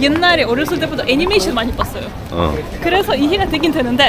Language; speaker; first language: Korean; non-native, learner; Russian